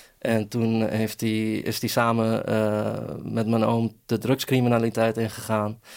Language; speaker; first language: Dutch; early bilingual, other home language; Persian